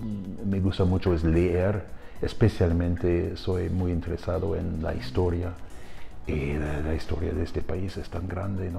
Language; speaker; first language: Spanish; non-native, fluent; German